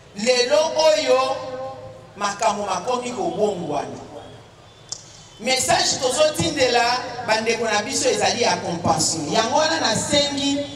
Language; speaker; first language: Lingala; native; Lingala